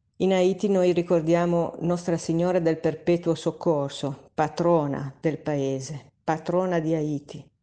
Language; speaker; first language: Italian; native; Italian